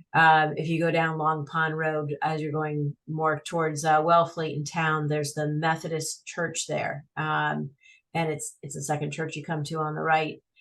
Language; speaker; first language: English; native; English